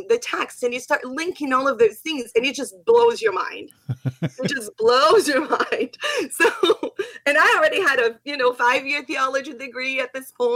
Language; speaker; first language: English; non-native, fluent; Portuguese